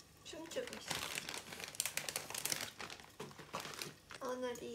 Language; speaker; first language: Korean; non-native, fluent; Japanese